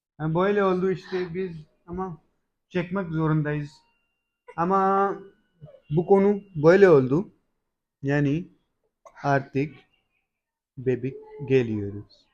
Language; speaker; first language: Turkish; non-native, learner; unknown